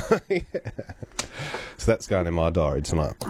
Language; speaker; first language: English; native; English